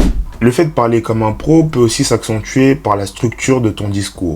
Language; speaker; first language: French; native; French